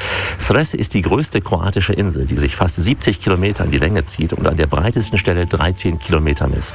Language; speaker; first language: German; native; German